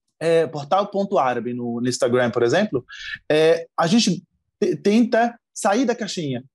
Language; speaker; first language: Portuguese; non-native, fluent; Arabic